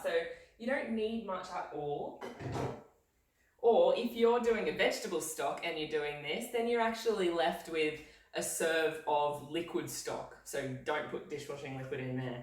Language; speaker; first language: English; native; English